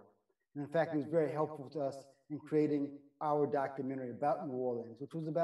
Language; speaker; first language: English; native; English